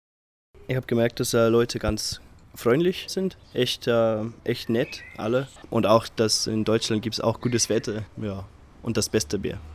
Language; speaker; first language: German; non-native, learner; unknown